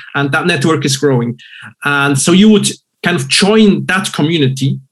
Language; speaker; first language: English; non-native, fluent; German